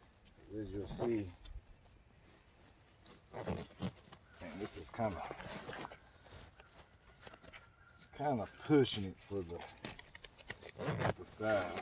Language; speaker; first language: English; native; English